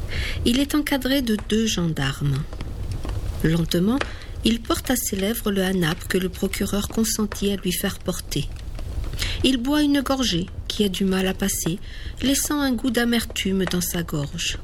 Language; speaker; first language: French; native; French